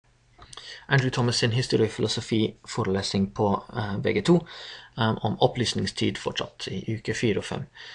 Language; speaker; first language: Norwegian; non-native, fluent; English